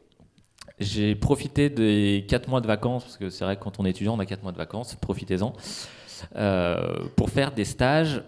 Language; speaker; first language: French; native; French